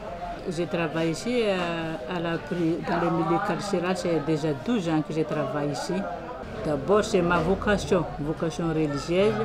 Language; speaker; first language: French; non-native, fluent; Malagasy